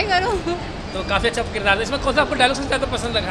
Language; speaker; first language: Hindi; native; Hindi